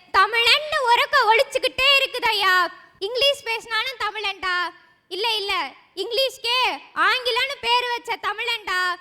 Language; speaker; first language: Tamil; native; Tamil